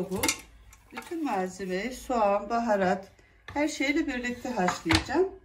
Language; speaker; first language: Turkish; native; Turkish